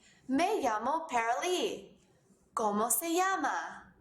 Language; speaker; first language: Spanish; non-native, fluent; English